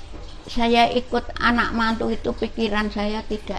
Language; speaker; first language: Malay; non-native, local second language; Javanese